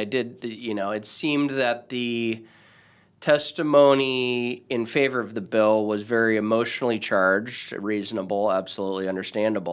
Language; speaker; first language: English; native; English